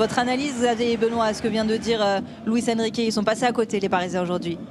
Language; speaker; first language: French; native; French